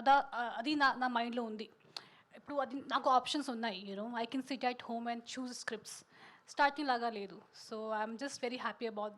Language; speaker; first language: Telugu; non-native, learner; Hindi